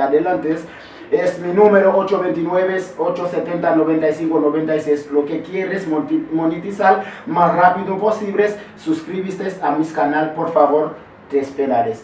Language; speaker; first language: Spanish; non-native, learner; Haitian Creole